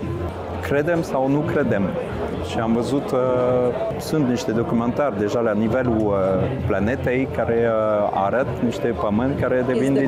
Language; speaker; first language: Romanian; non-native, fluent; French